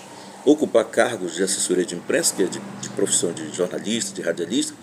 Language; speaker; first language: Portuguese; native; Portuguese